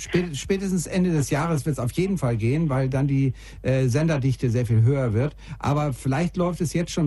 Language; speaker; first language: German; native; German